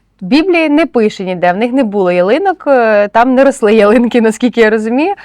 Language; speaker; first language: Ukrainian; native; Ukrainian